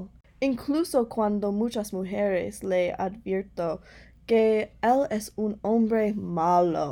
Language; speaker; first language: Spanish; non-native, learner; English